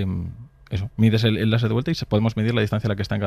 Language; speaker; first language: Spanish; native; Spanish